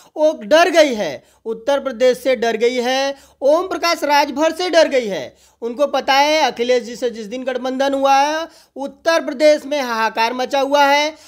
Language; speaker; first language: Hindi; native; Hindi